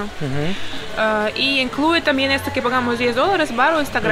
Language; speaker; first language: Spanish; non-native, learner; Ukrainian